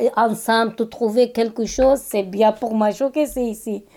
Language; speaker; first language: French; non-native, fluent; Turkish